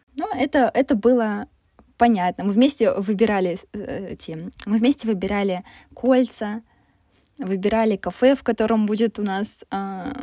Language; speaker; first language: Russian; native; Russian